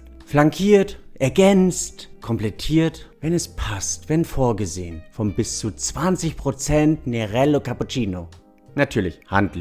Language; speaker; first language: German; native; German